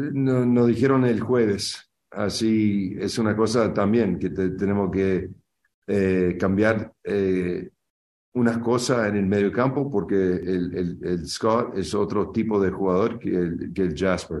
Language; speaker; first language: Spanish; early bilingual, other home language; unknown